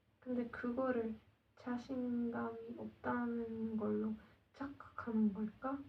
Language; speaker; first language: Korean; non-native, learner; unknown